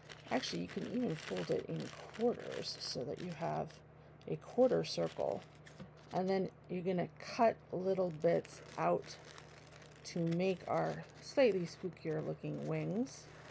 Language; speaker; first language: English; native; English